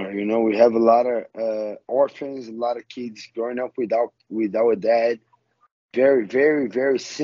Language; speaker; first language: English; non-native, learner; Portuguese